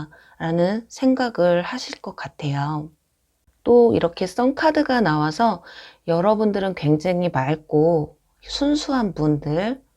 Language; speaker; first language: Korean; native; Korean